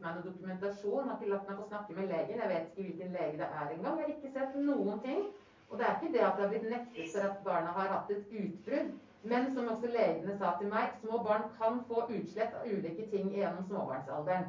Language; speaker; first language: Norwegian; native; Norwegian